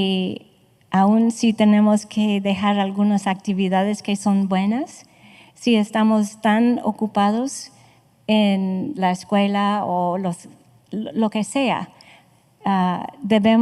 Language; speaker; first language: Spanish; non-native, fluent; English